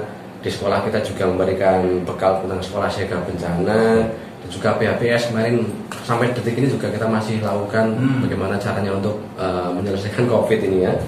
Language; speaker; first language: Indonesian; native; Indonesian